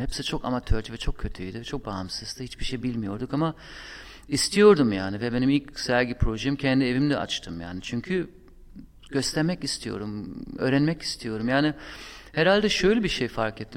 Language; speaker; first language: Turkish; non-native, fluent; German